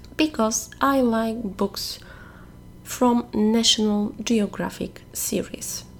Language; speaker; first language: English; non-native, fluent; Polish